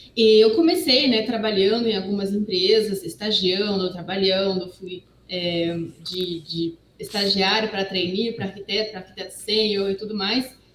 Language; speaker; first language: Portuguese; non-native, fluent; French